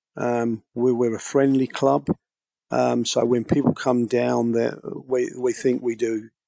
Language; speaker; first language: English; native; English